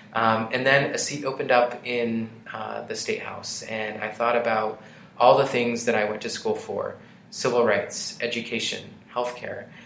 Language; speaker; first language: English; native; English